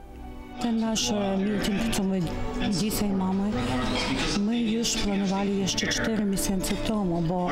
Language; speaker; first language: Polish; non-native, learner; Ukrainian